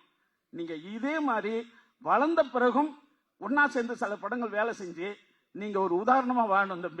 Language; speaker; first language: Tamil; native; Tamil